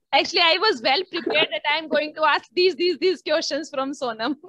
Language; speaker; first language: English; non-native, learner; Hindi